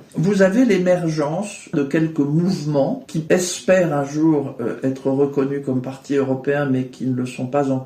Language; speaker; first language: French; native; French